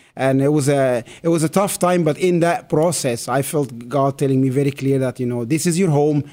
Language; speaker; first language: English; non-native, fluent; Arabic